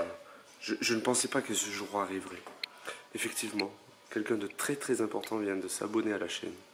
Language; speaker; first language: French; native; French